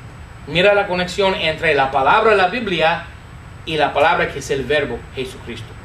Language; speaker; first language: Spanish; non-native, fluent; English